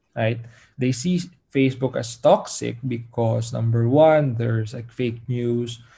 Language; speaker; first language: English; non-native, local second language; Filipino